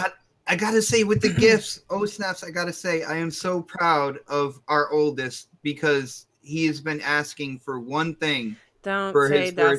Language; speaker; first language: English; native; English